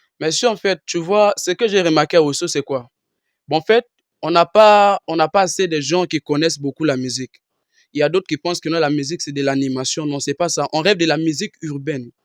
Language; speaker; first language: French; non-native, local second language; Lingala